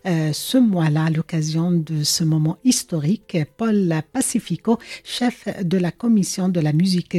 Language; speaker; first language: French; native; French